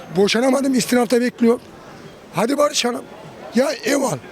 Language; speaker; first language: Turkish; native; Turkish